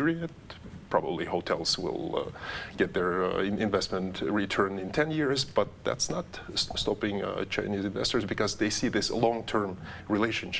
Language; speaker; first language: English; non-native, fluent; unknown